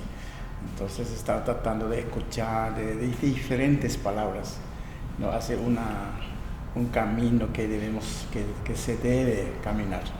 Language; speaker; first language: Spanish; non-native, local second language; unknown